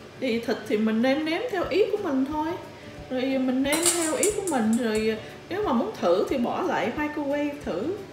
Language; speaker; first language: Vietnamese; early bilingual, heritage; Vietnamese